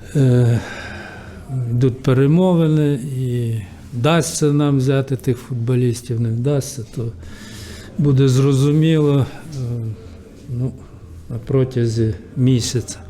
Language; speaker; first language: Ukrainian; native; Ukrainian